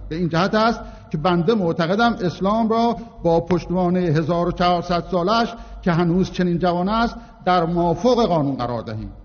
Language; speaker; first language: Persian; non-native, local second language; Azerbaijani